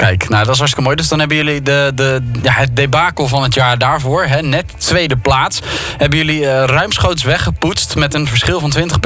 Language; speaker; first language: Dutch; native; Dutch